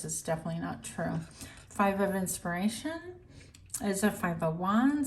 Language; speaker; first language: English; native; English